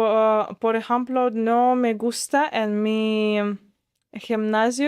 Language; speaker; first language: Spanish; non-native, learner; Russian